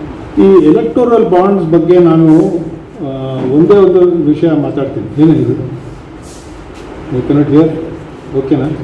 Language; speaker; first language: Kannada; non-native, learner; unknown